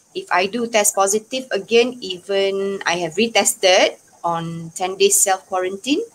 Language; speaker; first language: English; non-native, local second language; Malay